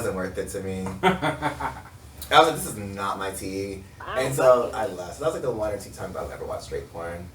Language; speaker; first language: English; native; English